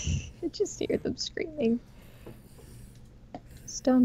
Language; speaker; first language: English; native; English